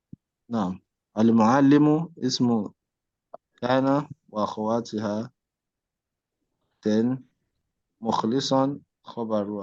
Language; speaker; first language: Arabic; non-native, fluent; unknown